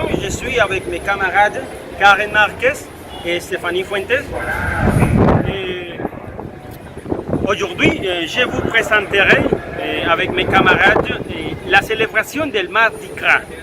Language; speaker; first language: French; non-native, learner; Spanish